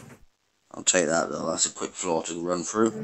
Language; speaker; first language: English; native; English